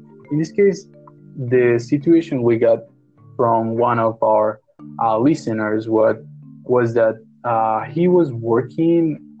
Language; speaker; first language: English; non-native, fluent; Spanish